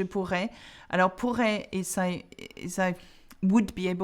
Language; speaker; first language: French; non-native, fluent; English